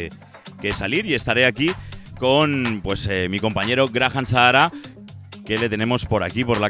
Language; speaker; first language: Spanish; native; Spanish